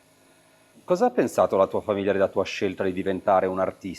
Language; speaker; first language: Italian; native; Italian